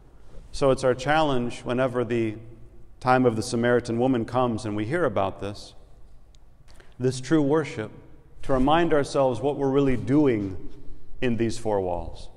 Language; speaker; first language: English; native; English